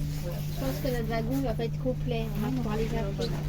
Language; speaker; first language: French; native; French